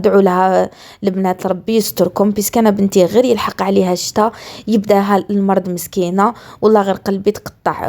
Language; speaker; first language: Arabic; native; Arabic